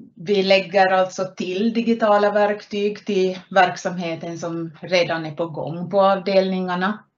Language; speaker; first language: Swedish; native; Swedish